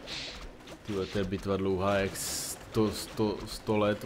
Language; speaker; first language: Czech; native; Czech